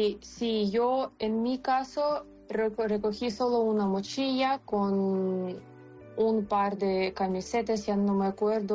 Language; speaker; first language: Spanish; non-native, fluent; Ukrainian